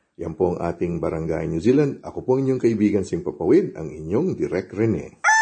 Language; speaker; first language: Filipino; non-native, local second language; Cebuano